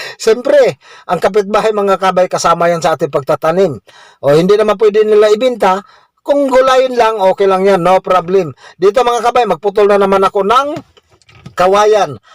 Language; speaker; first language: Filipino; non-native, local second language; Cebuano